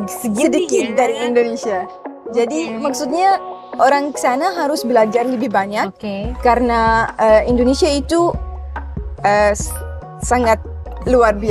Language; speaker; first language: Indonesian; non-native, learner; Arabic